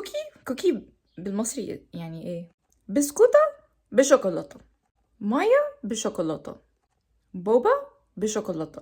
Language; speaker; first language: Arabic; non-native, learner; English